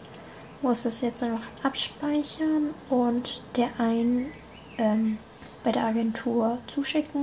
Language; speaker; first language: German; early bilingual, other home language; Vietnamese